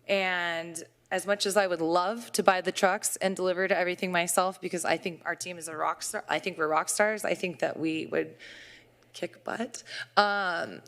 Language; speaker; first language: English; native; English